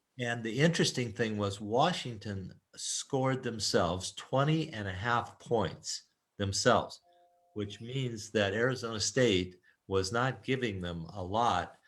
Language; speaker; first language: English; native; English